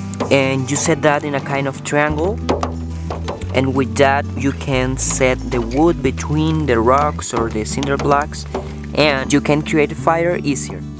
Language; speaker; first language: English; non-native, fluent; Spanish